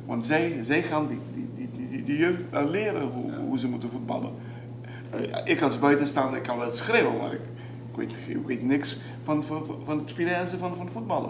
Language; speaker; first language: Dutch; non-native, local second language; Papiamento